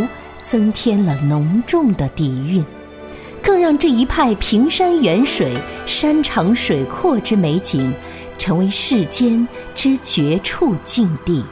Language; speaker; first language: Chinese; native; Chinese